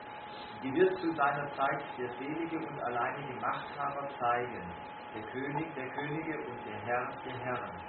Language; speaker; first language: German; native; German